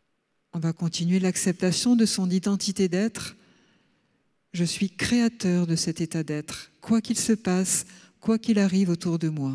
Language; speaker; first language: French; native; French